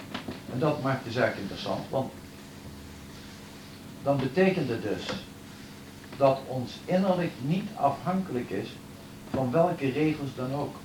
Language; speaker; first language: Dutch; native; Dutch